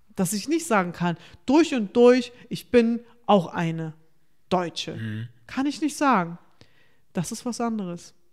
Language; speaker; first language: German; early bilingual, other home language; Turkish